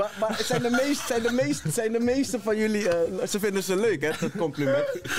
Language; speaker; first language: Dutch; native; Dutch